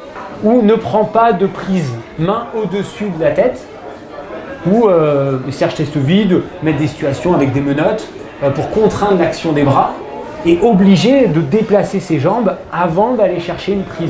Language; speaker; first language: French; native; French